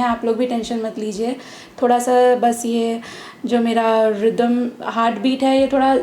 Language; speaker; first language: Hindi; native; Hindi